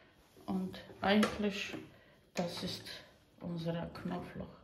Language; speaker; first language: German; non-native, learner; Croatian